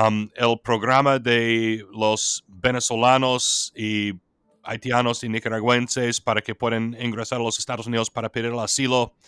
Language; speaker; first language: Spanish; non-native, fluent; English